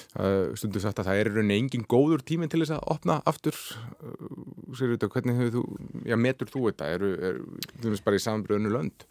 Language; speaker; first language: Icelandic; native; Icelandic